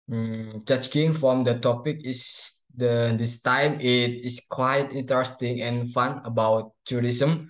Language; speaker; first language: English; non-native, learner; Indonesian